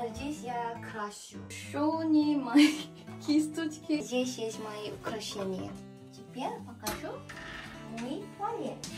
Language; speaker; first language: Russian; non-native, learner; Korean